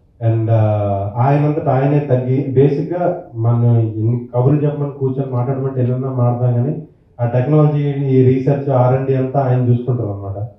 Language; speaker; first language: Telugu; native; Telugu